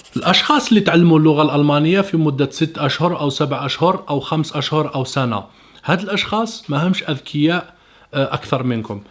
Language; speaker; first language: Arabic; native; Arabic